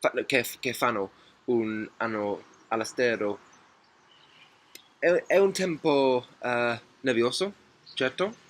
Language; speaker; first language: Italian; non-native, learner; English